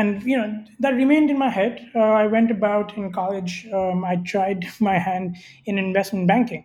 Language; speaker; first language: English; non-native, local second language; Hindi